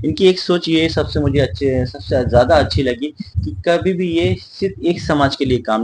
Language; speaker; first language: Hindi; native; Hindi